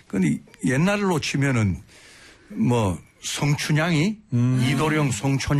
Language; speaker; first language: Korean; native; Korean